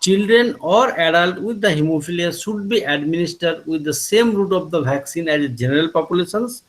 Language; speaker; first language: English; non-native, local second language; Bangla